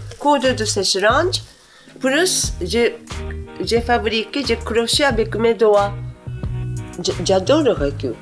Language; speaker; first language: French; non-native, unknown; Japanese